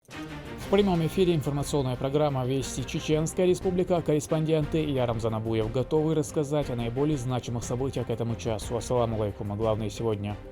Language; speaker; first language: Russian; native; Russian